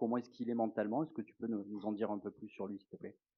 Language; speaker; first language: French; native; French